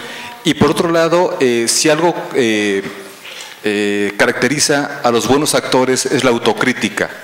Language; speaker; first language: Spanish; native; Spanish